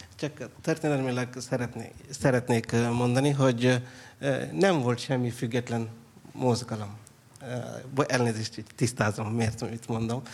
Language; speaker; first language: Hungarian; non-native, fluent; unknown